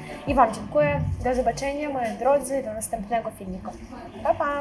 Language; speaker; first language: Polish; non-native, fluent; Russian